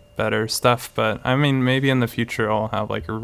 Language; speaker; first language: English; native; English